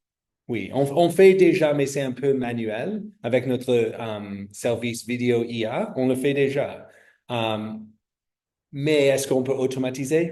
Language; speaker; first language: French; non-native, fluent; English